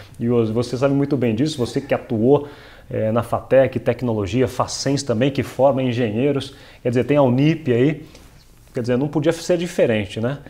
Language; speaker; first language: Portuguese; native; Portuguese